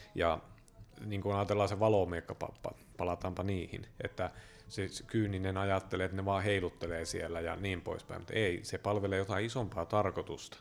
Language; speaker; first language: Finnish; native; Finnish